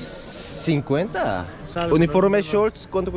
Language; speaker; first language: Spanish; non-native, learner; Korean